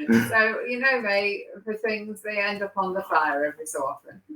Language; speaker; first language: English; native; English